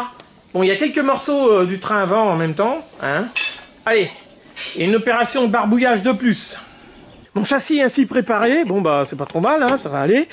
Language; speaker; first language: French; native; French